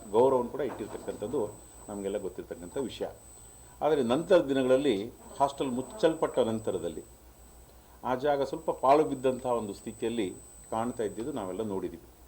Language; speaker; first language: Kannada; non-native, local second language; Lambadi